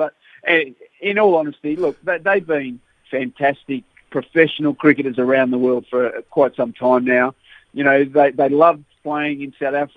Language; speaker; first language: English; native; English